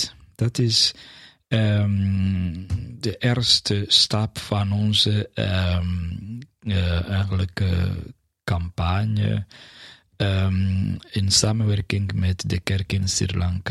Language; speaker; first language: Dutch; non-native, fluent; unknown